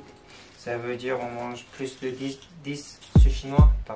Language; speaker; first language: French; non-native, learner; Korean